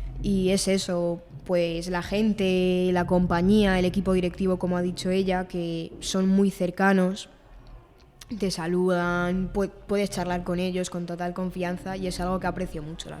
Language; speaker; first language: Spanish; native; Spanish